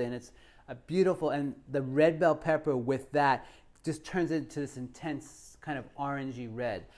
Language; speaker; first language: English; native; English